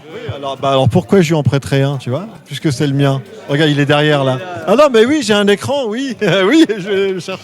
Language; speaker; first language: French; native; French